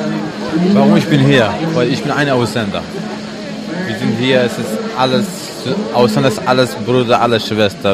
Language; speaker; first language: German; non-native, learner; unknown